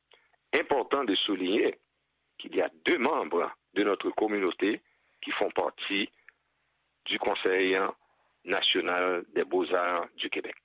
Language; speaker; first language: French; non-native, local second language; Haitian Creole